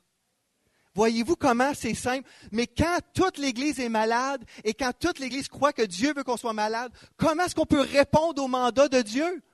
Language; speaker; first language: French; native; French